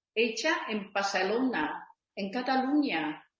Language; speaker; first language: Spanish; non-native, learner; Chinese